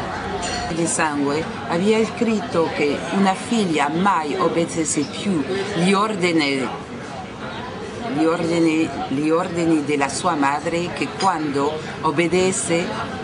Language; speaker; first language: Italian; non-native, learner; French